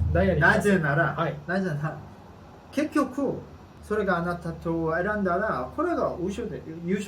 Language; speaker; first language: Japanese; non-native, learner; Korean